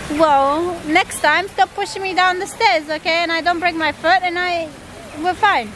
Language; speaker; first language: English; native; English